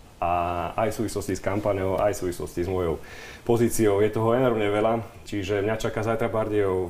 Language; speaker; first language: Slovak; native; Slovak